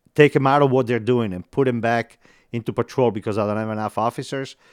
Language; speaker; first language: English; non-native, fluent; Italian